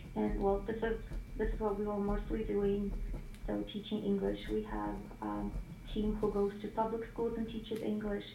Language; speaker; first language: English; non-native, fluent; Ukrainian